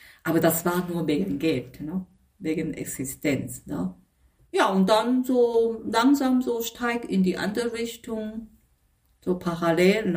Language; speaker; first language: German; non-native, fluent; Chinese